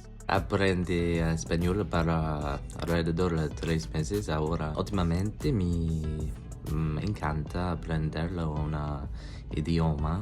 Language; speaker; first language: Spanish; non-native, learner; English